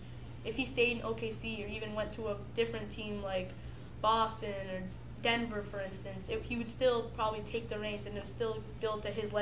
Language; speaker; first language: English; native; English